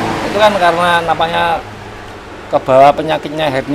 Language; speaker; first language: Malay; non-native, local second language; Javanese